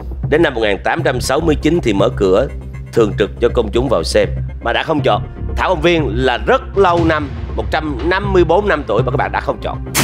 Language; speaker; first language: Vietnamese; native; Vietnamese